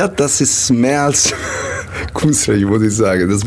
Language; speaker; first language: German; non-native, learner; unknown